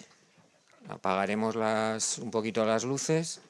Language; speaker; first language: Spanish; native; Spanish